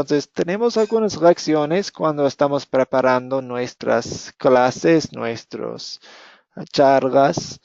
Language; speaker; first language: Spanish; non-native, fluent; English